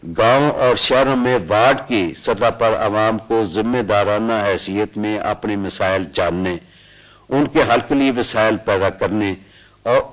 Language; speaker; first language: Urdu; non-native, local second language; Punjabi